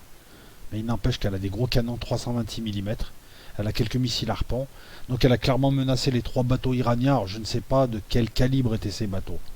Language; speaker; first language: French; native; French